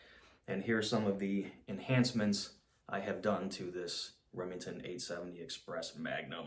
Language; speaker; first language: English; native; English